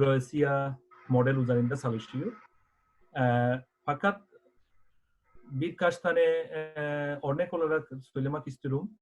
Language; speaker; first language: Turkish; non-native, fluent; Bangla